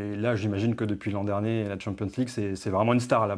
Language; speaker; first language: French; native; French